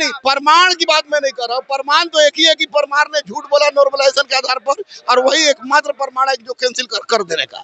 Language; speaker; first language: Hindi; native; Hindi